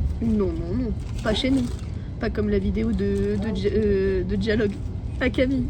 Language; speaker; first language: French; native; French